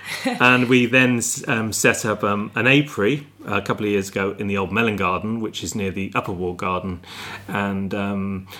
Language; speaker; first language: English; native; English